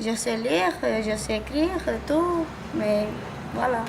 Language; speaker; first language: French; non-native, learner; Romanian